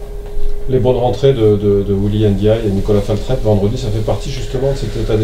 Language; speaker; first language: French; native; French